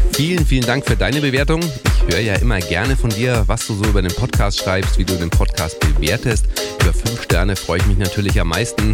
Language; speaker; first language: German; native; German